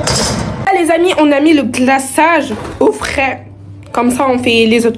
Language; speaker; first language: French; native; French